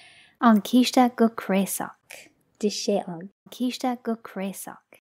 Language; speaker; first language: Irish; non-native, local second language; English